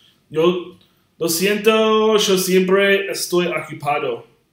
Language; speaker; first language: Spanish; non-native, learner; English